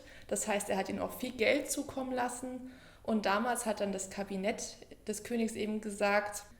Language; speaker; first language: German; native; German